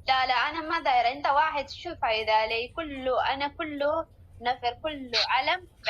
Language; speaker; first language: Arabic; non-native, learner; Oromo